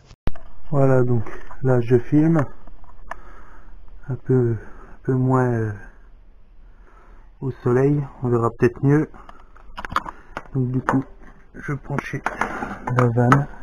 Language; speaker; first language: French; native; French